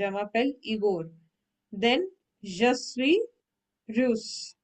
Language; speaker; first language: French; non-native, learner; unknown